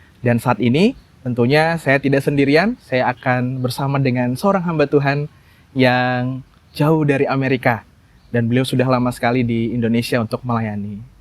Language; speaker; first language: Indonesian; native; Indonesian